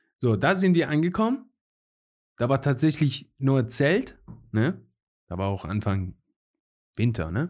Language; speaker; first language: German; non-native, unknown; Persian